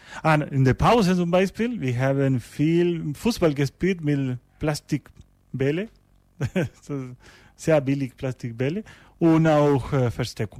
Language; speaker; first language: German; non-native, learner; Spanish